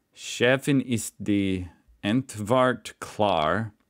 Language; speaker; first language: German; non-native, learner; English